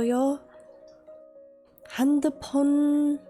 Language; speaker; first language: Korean; non-native, learner; English